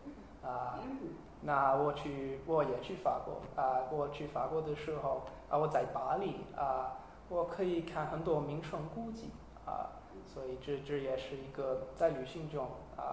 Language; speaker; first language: Chinese; non-native, learner; English